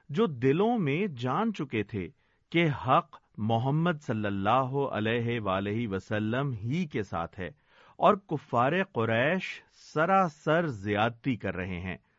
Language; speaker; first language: Urdu; native; Urdu